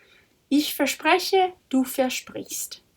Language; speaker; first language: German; non-native, fluent; English